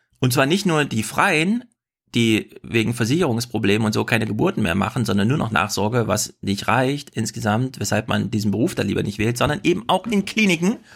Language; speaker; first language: German; native; German